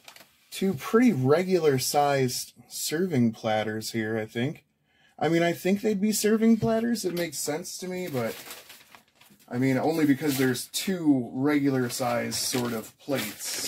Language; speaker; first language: English; native; English